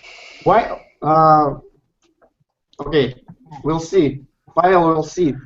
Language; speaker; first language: English; non-native, learner; Russian